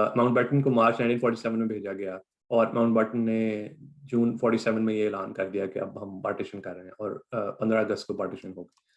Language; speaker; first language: Urdu; non-native, local second language; Punjabi